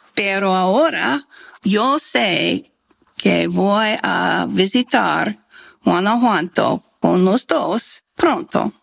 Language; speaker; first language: Spanish; non-native, learner; English